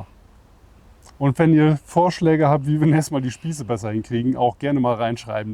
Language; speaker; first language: German; native; German